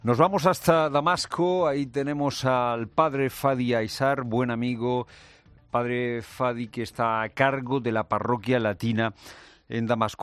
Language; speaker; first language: Spanish; native; Spanish